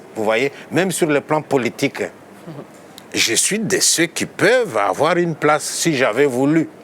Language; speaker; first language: French; non-native, local second language; Luba-Lulua